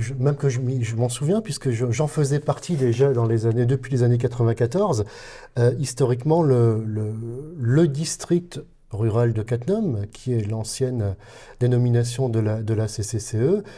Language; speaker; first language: French; native; French